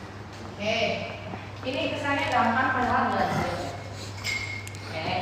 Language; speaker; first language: Indonesian; native; Indonesian